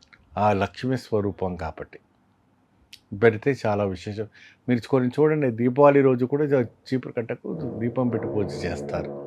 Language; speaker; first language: Telugu; non-native, fluent; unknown